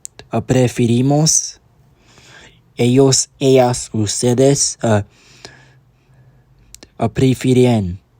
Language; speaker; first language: Spanish; non-native, learner; English